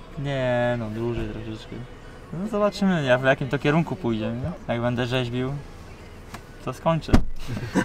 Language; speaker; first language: Polish; native; Polish